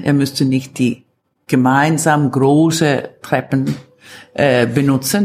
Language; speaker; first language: German; non-native, fluent; Italian